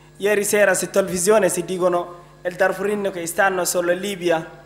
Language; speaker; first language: Italian; non-native, learner; Arabic